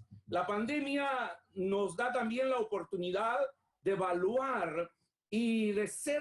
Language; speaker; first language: Spanish; native; Spanish